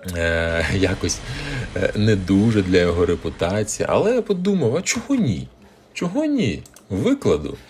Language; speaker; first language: Ukrainian; non-native, local second language; Russian